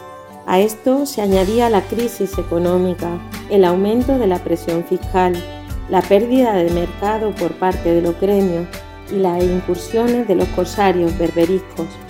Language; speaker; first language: Spanish; native; Spanish